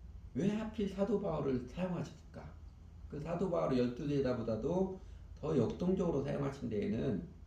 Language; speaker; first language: Korean; native; Korean